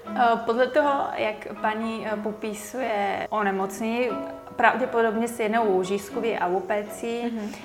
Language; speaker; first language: Czech; non-native, fluent; Bulgarian